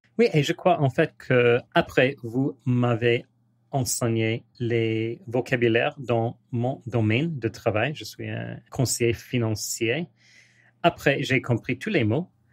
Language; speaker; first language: French; non-native, learner; English